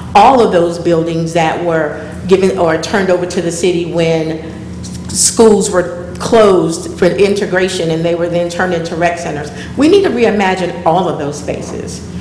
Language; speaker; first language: English; native; English